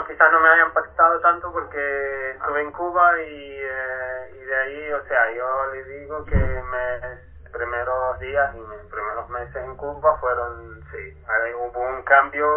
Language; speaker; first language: Spanish; non-native, fluent; Arabic